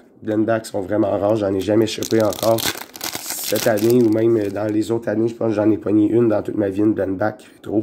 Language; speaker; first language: French; native; French